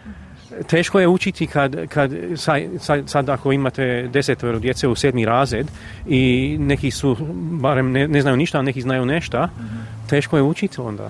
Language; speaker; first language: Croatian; early bilingual, heritage; Croatian